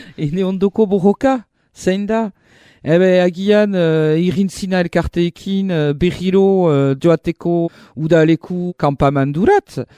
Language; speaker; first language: Basque; non-native, local second language; French